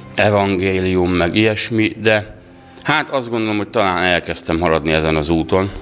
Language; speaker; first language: Hungarian; native; Hungarian